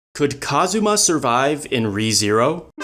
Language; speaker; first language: English; native; English